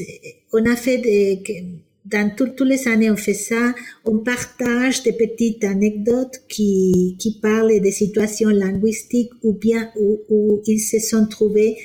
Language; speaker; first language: French; non-native, fluent; Spanish